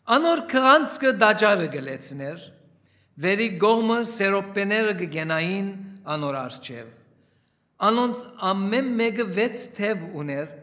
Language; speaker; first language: Armenian; early bilingual, heritage; Armenian